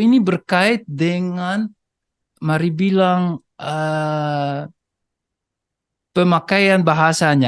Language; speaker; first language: Indonesian; non-native, fluent; Dutch